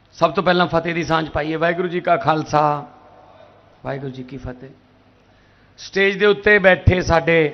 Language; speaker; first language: Punjabi; native; Punjabi